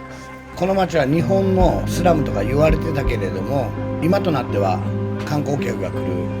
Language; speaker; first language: Japanese; native; Japanese